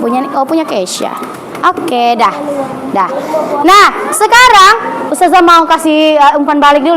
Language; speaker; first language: Indonesian; native; Indonesian